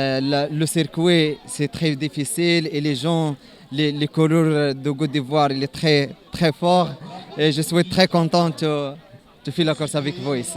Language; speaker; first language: French; non-native, learner; Arabic